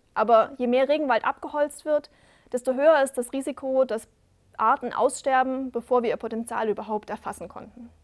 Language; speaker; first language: German; native; German